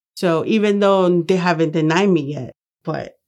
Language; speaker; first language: English; early bilingual, other home language; Spanish